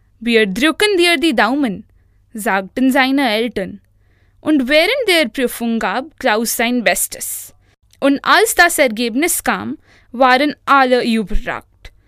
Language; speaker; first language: German; non-native, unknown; Hindi